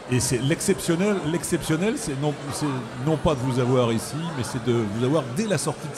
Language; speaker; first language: French; native; French